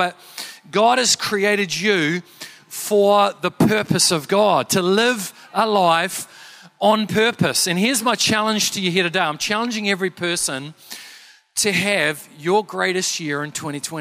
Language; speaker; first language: English; native; English